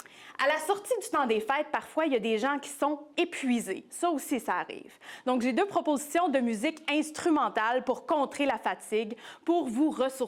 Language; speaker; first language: French; native; French